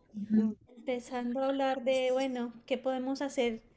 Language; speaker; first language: Spanish; native; Spanish